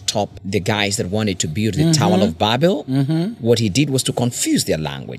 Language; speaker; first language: English; non-native, local second language; Kikuyu